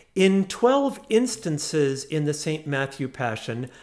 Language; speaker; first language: English; native; English